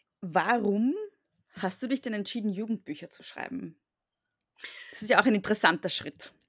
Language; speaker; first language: German; native; German